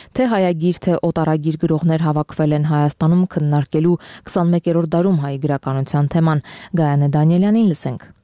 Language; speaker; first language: Armenian; native; Armenian